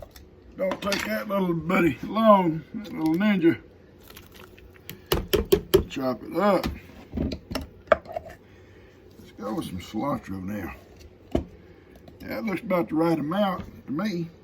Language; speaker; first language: English; native; English